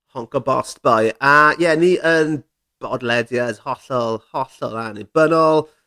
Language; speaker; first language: Welsh; native; Welsh